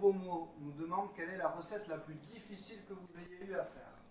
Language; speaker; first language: French; native; French